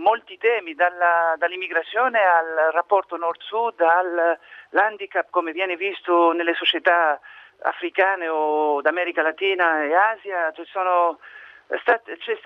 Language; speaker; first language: Italian; non-native, fluent; Arabic